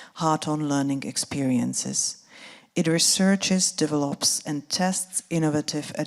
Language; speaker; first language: English; non-native, fluent; Czech